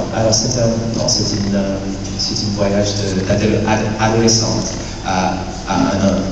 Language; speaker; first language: French; non-native, fluent; English